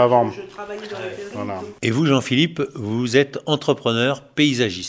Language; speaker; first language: French; native; French